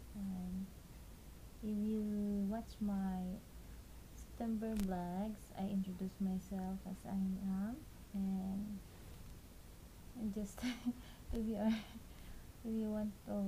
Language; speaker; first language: English; non-native, local second language; Cebuano